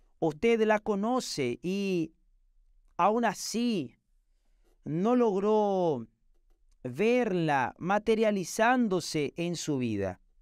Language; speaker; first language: Spanish; non-native, fluent; Portuguese